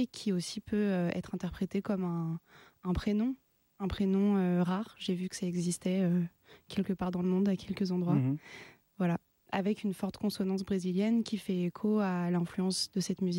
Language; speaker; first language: French; native; French